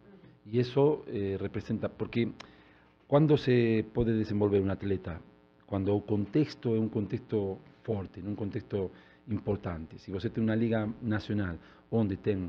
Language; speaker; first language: Portuguese; non-native, learner; Spanish